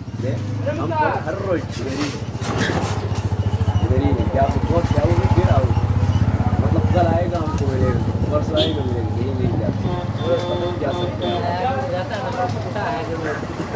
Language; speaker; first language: Hindi; non-native, learner; Arabic